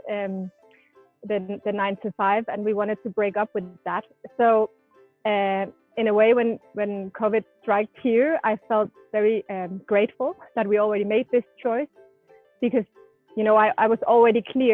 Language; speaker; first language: English; non-native, fluent; Danish